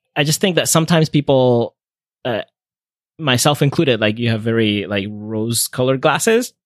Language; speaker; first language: English; non-native, fluent; Spanish